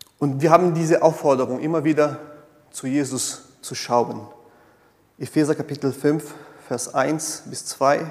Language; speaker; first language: German; non-native, fluent; Portuguese